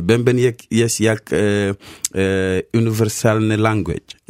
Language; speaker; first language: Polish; non-native, learner; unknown